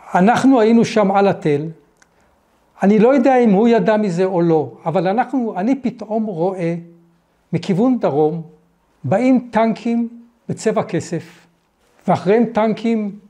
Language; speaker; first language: Hebrew; early bilingual, other home language; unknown